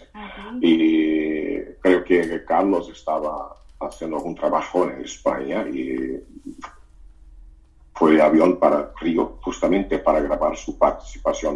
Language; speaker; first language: Spanish; non-native, fluent; Portuguese